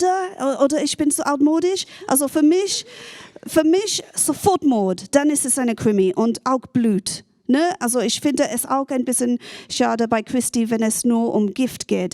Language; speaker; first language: German; non-native, fluent; English